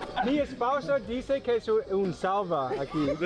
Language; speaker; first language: Spanish; non-native, learner; English